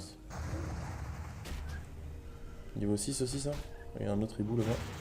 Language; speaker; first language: French; native; French